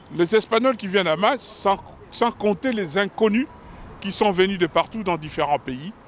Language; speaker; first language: French; non-native, local second language; Lingala